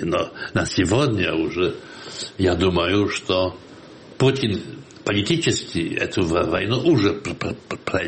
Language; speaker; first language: Russian; non-native, fluent; Polish